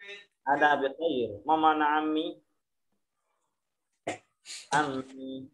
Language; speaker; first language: Arabic; non-native, fluent; Indonesian